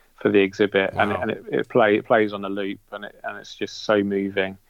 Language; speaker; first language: English; native; English